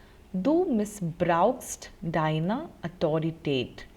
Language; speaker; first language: German; non-native, fluent; Hindi